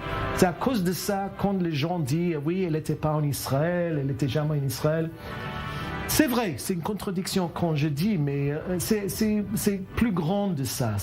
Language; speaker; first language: French; non-native, learner; English